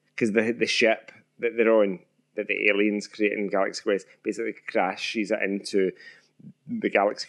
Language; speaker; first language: English; native; English